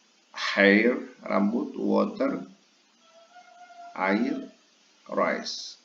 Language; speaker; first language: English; non-native, fluent; Indonesian